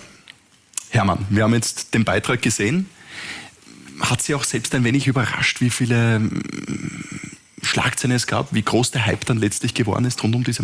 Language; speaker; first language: German; native; German